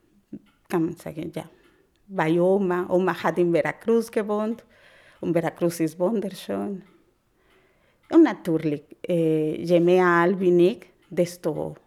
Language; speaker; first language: German; non-native, fluent; Spanish